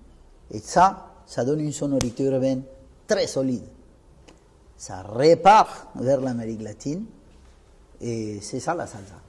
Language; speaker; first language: French; non-native, fluent; Spanish